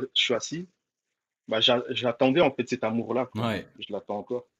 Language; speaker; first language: French; early bilingual, other home language; Comorian